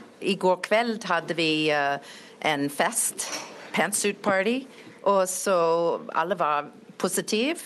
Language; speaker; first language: Norwegian; non-native, learner; English